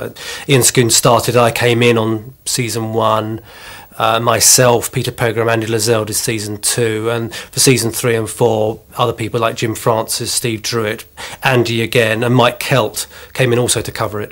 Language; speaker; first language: English; native; English